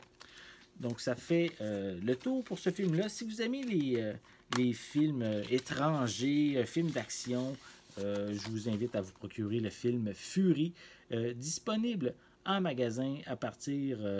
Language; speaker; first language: French; native; French